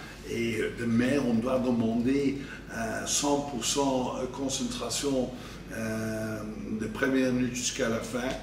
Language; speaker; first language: French; non-native, fluent; Dutch